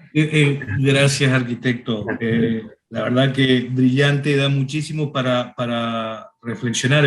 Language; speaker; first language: Spanish; native; Spanish